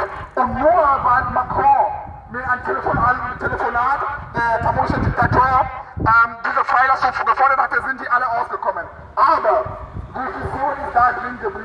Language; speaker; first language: German; non-native, fluent; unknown